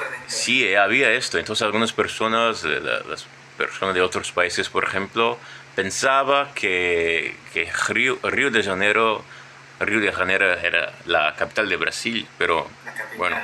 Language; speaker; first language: Spanish; non-native, fluent; Portuguese